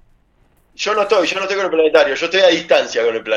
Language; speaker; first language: Spanish; native; Spanish